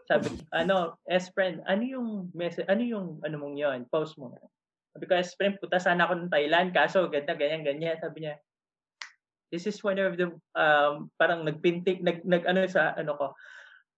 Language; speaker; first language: English; non-native, local second language; Filipino